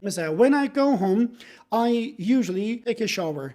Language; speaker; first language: English; non-native, fluent; Turkish